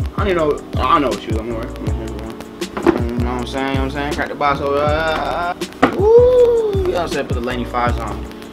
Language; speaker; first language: English; native; English